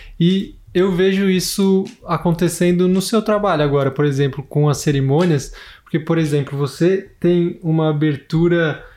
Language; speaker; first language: Portuguese; native; Portuguese